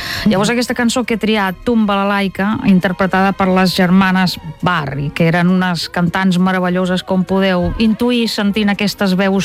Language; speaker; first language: Catalan; non-native, fluent; Russian